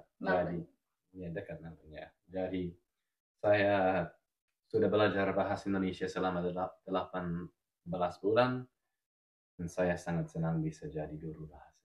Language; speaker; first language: Indonesian; non-native, fluent; English